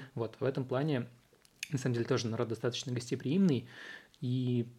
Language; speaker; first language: Russian; early bilingual, other home language; Uzbek